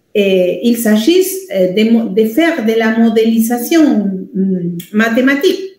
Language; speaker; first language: French; non-native, fluent; Spanish